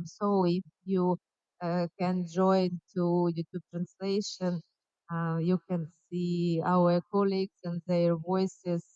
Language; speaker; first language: English; non-native, fluent; Ukrainian